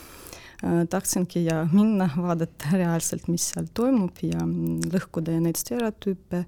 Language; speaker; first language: Estonian; non-native, local second language; Russian